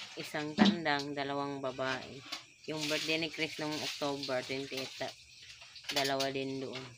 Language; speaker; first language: Filipino; non-native, local second language; Cebuano